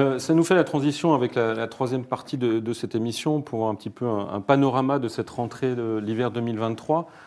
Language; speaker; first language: French; native; French